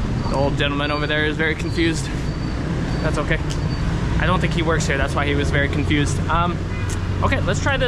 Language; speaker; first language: English; native; English